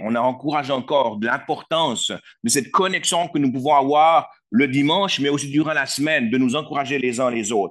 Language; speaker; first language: French; native; French